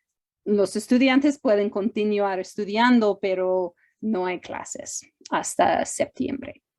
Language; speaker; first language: Spanish; non-native, fluent; English